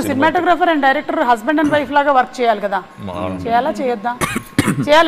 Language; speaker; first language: Telugu; native; Telugu